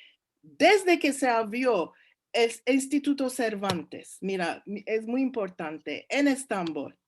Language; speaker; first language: Spanish; early bilingual, heritage; Turkish